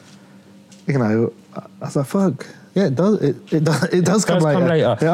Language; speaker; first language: English; native; English